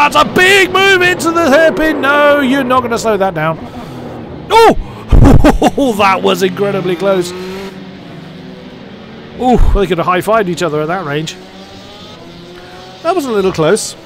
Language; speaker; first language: English; native; English